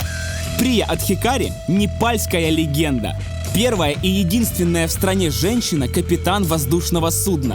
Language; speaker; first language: Russian; native; Russian